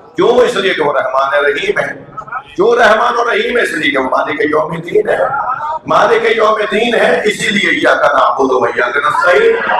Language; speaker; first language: Urdu; native; Urdu